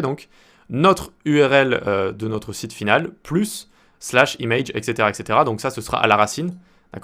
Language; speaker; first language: French; native; French